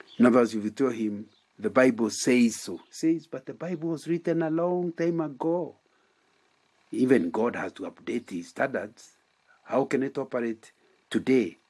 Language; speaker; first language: English; non-native, local second language; Kikuyu